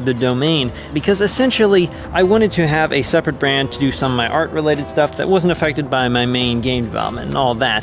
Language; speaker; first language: English; native; English